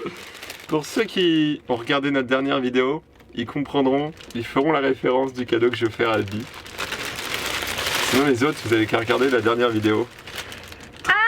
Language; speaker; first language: French; native; French